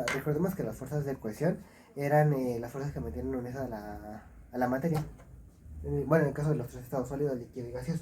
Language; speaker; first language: Spanish; native; Spanish